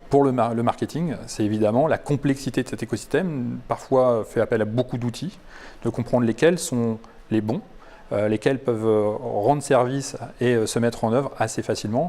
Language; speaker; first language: French; native; French